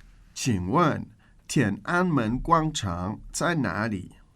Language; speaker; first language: Chinese; non-native, learner; English